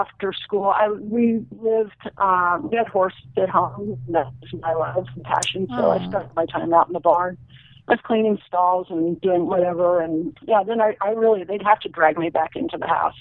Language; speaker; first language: English; native; English